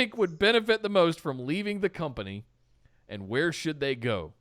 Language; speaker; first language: English; native; English